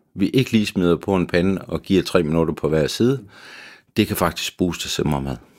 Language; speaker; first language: Danish; native; Danish